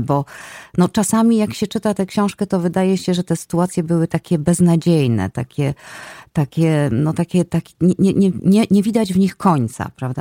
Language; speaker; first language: Polish; native; Polish